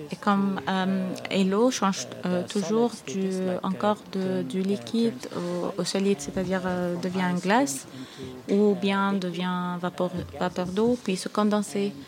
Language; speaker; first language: French; non-native, fluent; Arabic